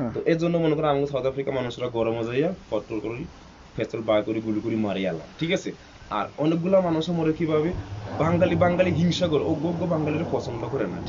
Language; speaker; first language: Bangla; non-native, fluent; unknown